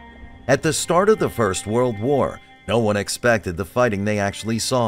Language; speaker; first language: English; native; English